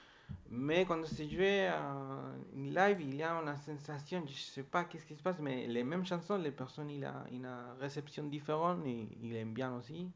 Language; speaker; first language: French; non-native, learner; Spanish